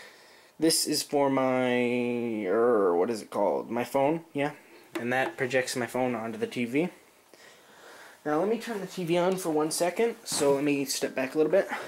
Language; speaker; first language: English; native; English